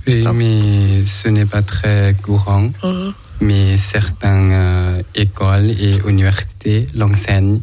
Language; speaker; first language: French; non-native, learner; Thai